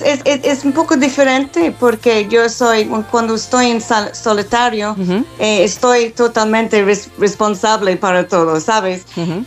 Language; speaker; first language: Spanish; non-native, fluent; English